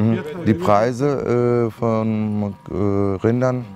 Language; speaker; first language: German; non-native, fluent; Turkish